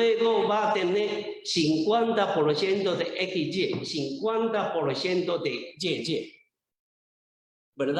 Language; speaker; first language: Spanish; non-native, learner; Chinese